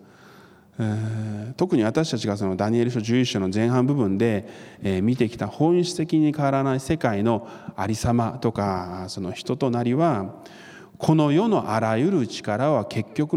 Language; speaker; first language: Japanese; non-native, fluent; Korean